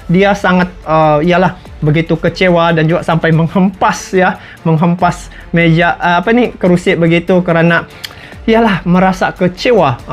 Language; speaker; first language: Malay; native; Malay